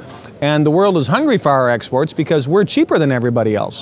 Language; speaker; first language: English; native; English